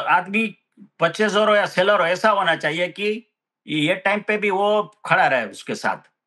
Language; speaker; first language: Hindi; non-native, local second language; Gujarati